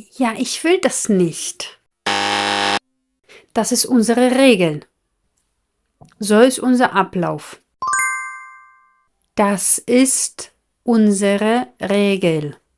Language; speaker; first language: German; non-native, fluent; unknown